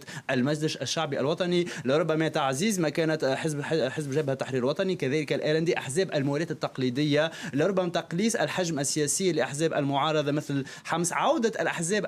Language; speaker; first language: Arabic; native; Arabic